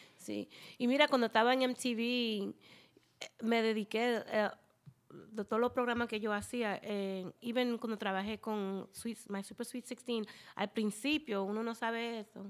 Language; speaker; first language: Spanish; early bilingual, heritage; Spanish